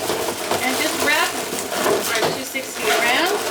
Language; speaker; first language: English; native; English